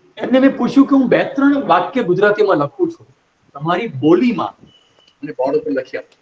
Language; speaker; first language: Gujarati; native; Gujarati